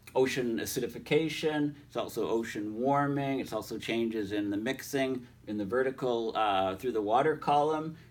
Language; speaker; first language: English; native; English